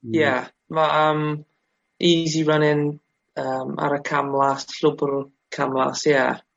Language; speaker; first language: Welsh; non-native, local second language; English